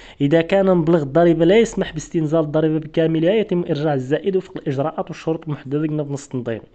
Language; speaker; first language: Arabic; native; Arabic